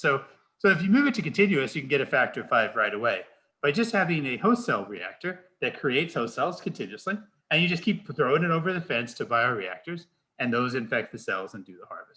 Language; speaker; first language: English; native; English